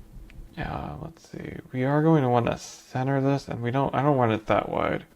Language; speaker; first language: English; native; English